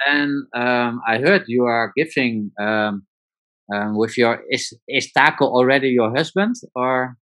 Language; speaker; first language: English; non-native, learner; Dutch